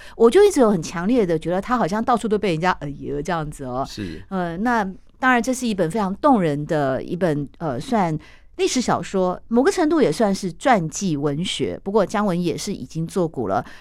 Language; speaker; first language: Chinese; native; Chinese